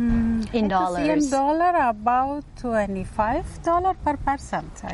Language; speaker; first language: English; non-native, learner; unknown